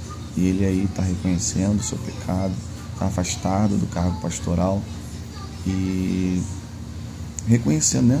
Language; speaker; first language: Portuguese; native; Portuguese